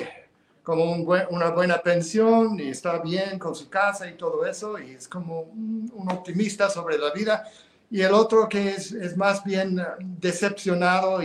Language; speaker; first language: Spanish; non-native, fluent; English